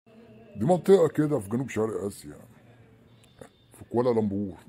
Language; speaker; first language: Arabic; native; Arabic